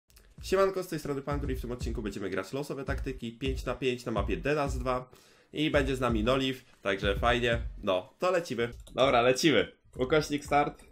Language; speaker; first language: Polish; native; Polish